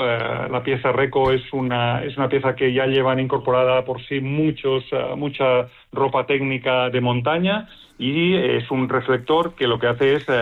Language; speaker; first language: Spanish; native; Spanish